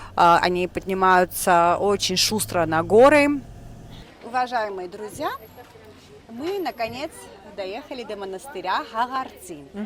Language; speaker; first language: Russian; non-native, local second language; Armenian